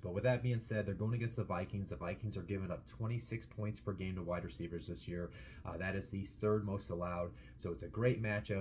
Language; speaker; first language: English; native; English